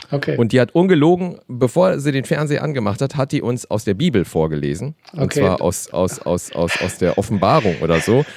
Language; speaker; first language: German; native; German